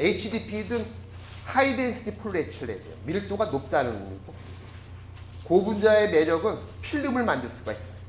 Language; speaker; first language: Korean; native; Korean